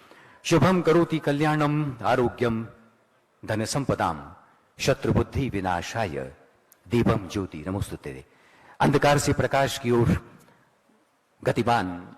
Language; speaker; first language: Hindi; native; Hindi